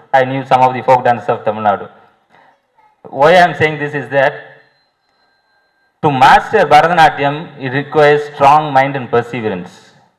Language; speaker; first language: English; non-native, local second language; Tamil